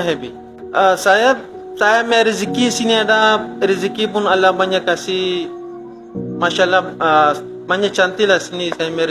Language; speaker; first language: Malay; non-native, learner; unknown